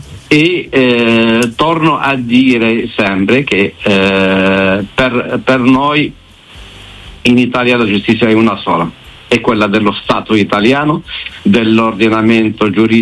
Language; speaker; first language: Italian; non-native, fluent; Arabic